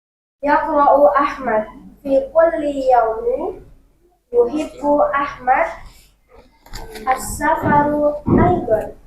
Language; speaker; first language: Arabic; non-native, learner; Indonesian